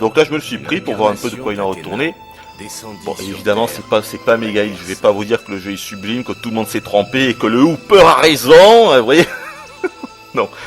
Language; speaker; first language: French; native; French